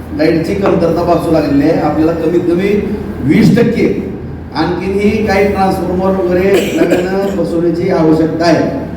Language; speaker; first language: Marathi; native; Marathi